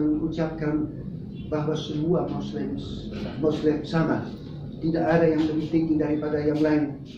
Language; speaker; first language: Indonesian; non-native, fluent; Dutch